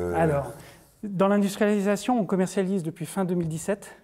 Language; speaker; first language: French; native; French